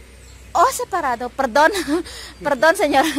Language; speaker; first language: Spanish; non-native, learner; Indonesian